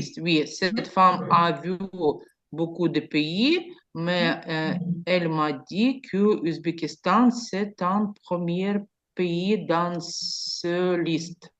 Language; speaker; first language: French; non-native, learner; Ukrainian